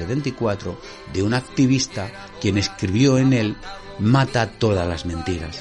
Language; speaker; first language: Spanish; native; Spanish